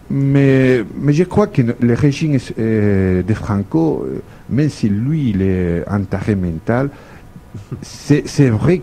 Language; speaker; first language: French; non-native, fluent; Spanish